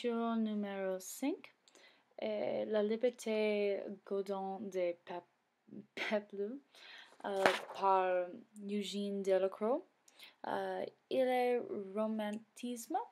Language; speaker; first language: French; non-native, learner; English